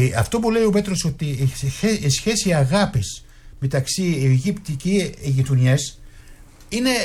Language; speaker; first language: Greek; non-native, fluent; Arabic